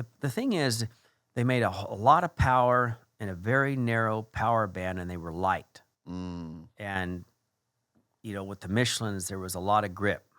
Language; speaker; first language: English; native; English